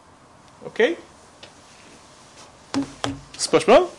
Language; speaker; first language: Norwegian; non-native, fluent; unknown